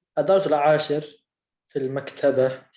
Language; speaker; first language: Arabic; non-native, fluent; English